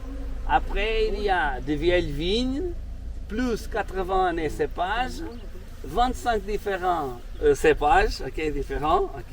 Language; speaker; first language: French; non-native, learner; Portuguese